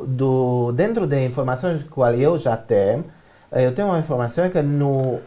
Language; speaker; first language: Portuguese; non-native, learner; Romanian